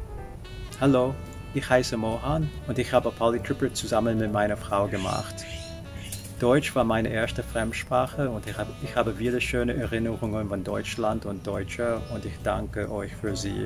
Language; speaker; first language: German; non-native, fluent; English